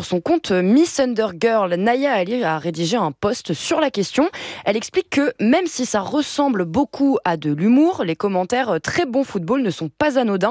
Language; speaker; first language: French; native; French